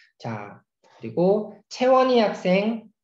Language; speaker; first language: Korean; native; Korean